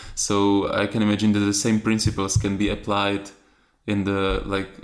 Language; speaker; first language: English; non-native, fluent; Czech